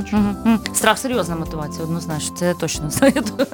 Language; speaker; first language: Ukrainian; native; Ukrainian